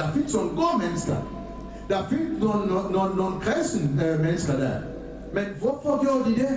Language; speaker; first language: Danish; non-native, fluent; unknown